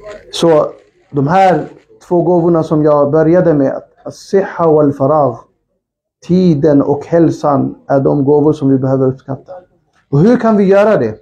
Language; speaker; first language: Swedish; non-native, fluent; Urdu